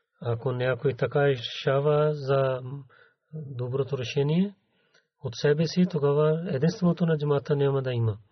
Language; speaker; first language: Bulgarian; non-native, learner; Urdu